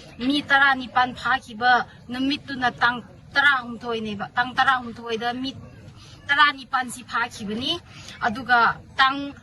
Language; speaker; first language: Manipuri; non-native, local second language; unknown